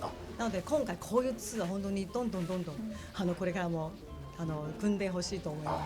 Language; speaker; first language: Japanese; non-native, fluent; Chinese